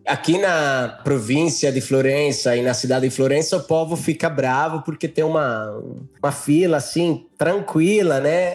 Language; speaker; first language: Portuguese; non-native, fluent; Italian